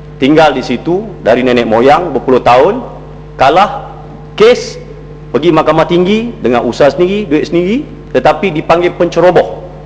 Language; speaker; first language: Malay; native; Malay